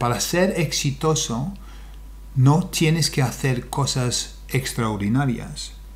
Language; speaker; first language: Spanish; non-native, fluent; English